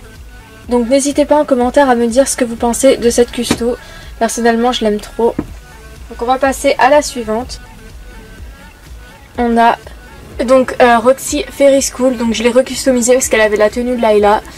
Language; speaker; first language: French; native; French